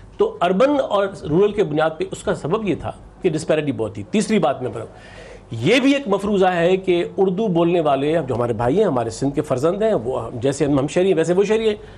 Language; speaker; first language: Urdu; non-native, local second language; Sindhi